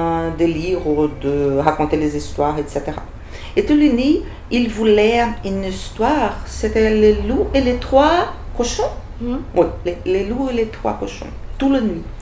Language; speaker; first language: French; non-native, fluent; Portuguese